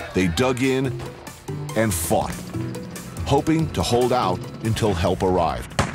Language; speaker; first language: English; native; English